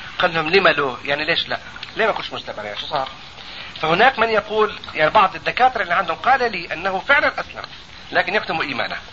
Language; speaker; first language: Arabic; native; Arabic